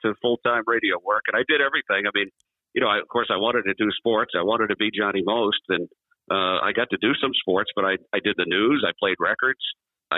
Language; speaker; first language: English; native; English